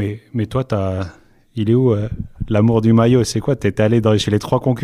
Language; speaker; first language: French; native; French